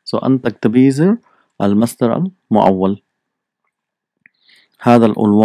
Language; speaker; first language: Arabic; non-native, fluent; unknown